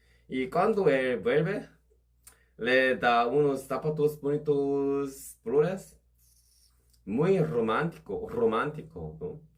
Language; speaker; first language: Spanish; non-native, learner; Korean